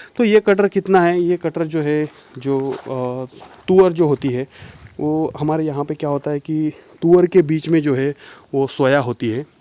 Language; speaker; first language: Hindi; non-native, local second language; Marathi